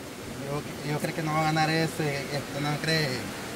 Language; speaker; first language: Spanish; native; Spanish